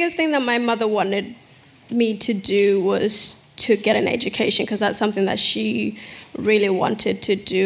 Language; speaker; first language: English; early bilingual, other home language; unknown